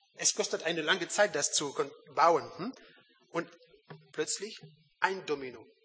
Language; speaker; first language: German; non-native, learner; French